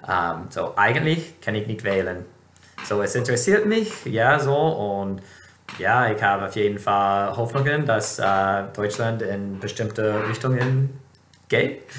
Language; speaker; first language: German; non-native, fluent; English